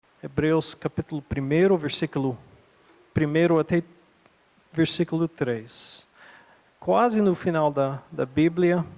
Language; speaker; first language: Portuguese; non-native, fluent; English